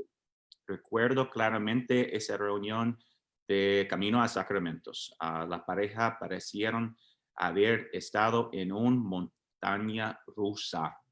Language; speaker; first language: Spanish; non-native, fluent; English